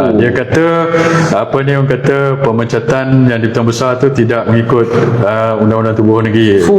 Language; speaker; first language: Malay; native; Malay